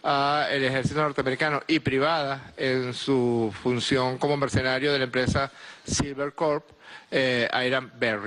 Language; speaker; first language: Spanish; native; Spanish